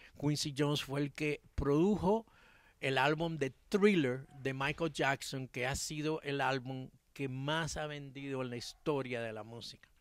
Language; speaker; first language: Spanish; early bilingual, heritage; Spanish